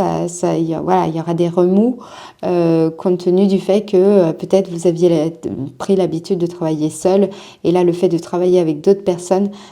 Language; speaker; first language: French; native; French